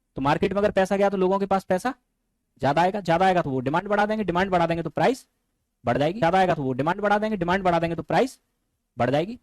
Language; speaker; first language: Hindi; native; Hindi